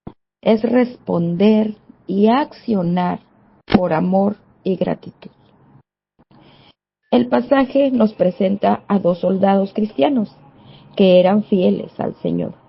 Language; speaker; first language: Spanish; native; Spanish